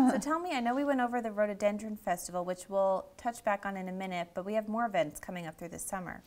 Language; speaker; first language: English; native; English